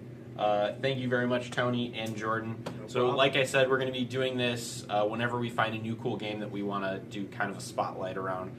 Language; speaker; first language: English; native; English